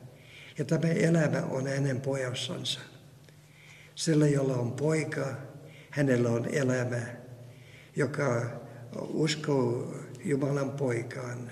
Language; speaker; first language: Finnish; non-native, fluent; Russian